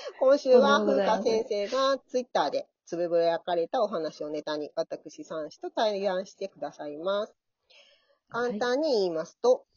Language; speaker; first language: Japanese; native; Japanese